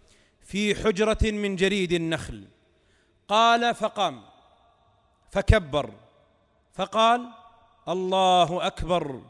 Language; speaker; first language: Arabic; native; Arabic